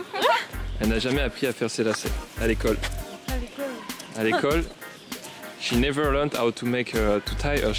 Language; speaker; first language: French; native; French